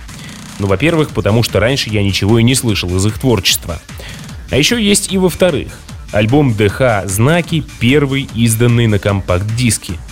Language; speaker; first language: Russian; native; Russian